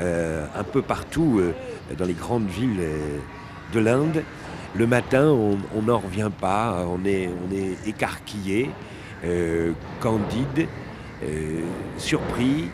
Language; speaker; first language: French; native; French